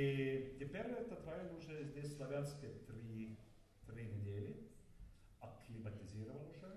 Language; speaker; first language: Russian; non-native, learner; Estonian